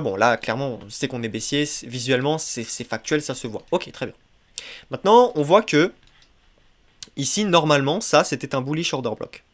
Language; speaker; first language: French; native; French